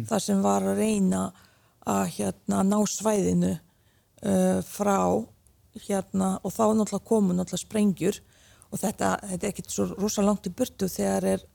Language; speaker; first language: Icelandic; early bilingual, other home language; Bosnian